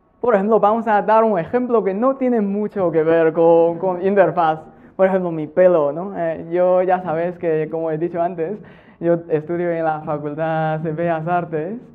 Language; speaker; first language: Spanish; non-native, fluent; Chinese